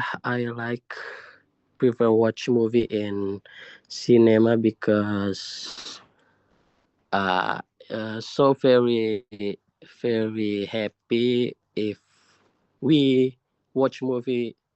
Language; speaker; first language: English; non-native, learner; Indonesian